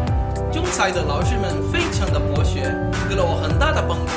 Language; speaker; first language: Chinese; non-native, learner; Portuguese